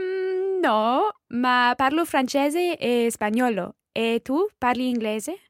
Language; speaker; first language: Italian; non-native, learner; English